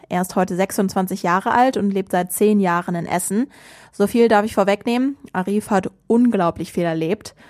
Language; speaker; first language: German; native; German